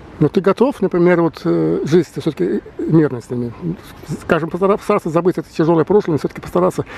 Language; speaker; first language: Russian; non-native, local second language; Azerbaijani